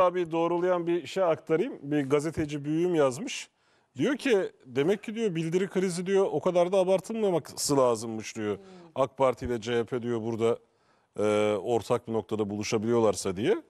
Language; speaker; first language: Turkish; native; Turkish